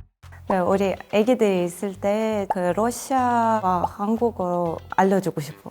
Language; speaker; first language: Korean; non-native, learner; Russian